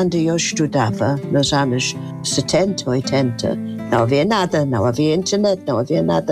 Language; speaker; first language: Portuguese; non-native, fluent; English